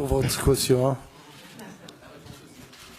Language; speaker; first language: French; non-native, learner; Arabic